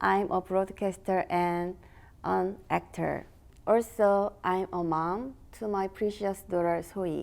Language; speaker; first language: English; non-native, learner; Korean